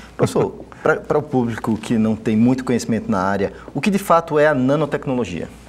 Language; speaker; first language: Portuguese; native; Portuguese